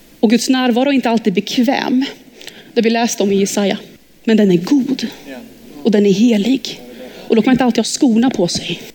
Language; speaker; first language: Swedish; early bilingual, heritage; Swedish